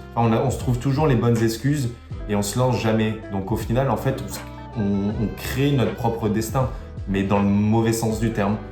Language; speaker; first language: French; native; French